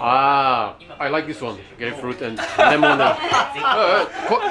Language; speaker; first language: English; non-native, learner; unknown